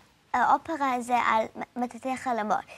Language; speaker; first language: Hebrew; early bilingual, heritage; English